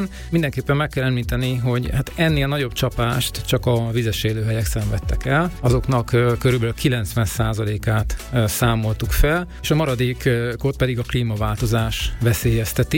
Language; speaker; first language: Hungarian; native; Hungarian